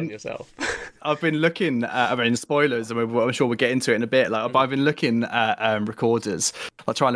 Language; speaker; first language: English; native; English